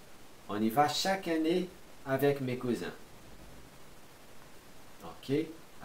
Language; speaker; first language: French; non-native, fluent; Portuguese